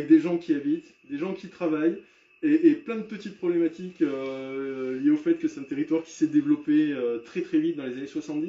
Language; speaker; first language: French; native; French